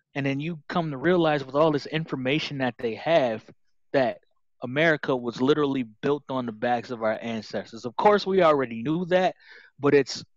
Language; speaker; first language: English; native; English